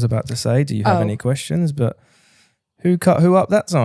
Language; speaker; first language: English; native; English